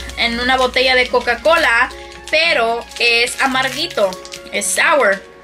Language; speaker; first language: Spanish; native; Spanish